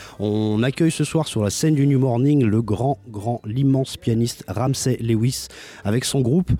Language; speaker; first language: French; native; French